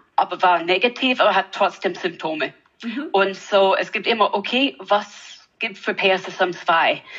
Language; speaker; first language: German; non-native, learner; English